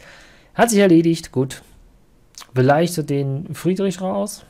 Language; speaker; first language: German; native; German